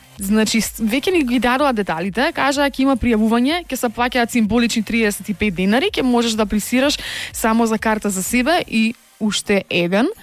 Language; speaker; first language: Macedonian; native; Macedonian